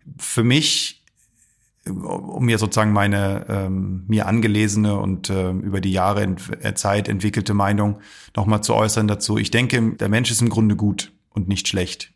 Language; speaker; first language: German; early bilingual, other home language; Arabic